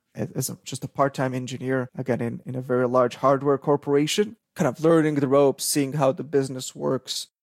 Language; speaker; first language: English; non-native, fluent; Hebrew